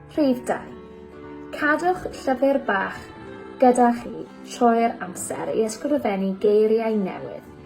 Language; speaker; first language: Welsh; non-native, local second language; English